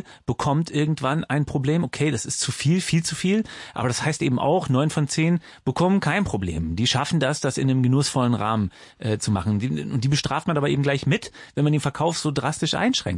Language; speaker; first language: German; native; German